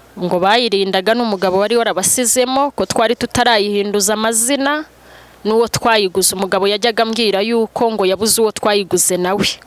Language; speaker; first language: Kinyarwanda; native; Kinyarwanda